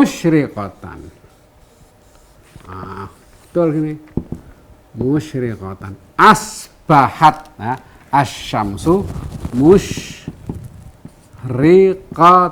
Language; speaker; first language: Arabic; non-native, fluent; Indonesian